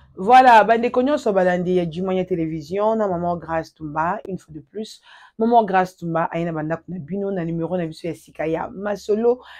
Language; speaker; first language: Lingala; native; Lingala